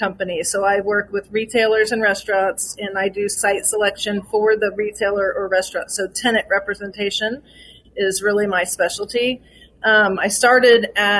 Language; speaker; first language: English; native; English